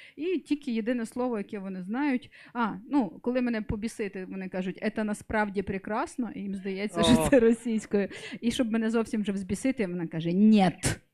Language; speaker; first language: Ukrainian; non-native, local second language; Russian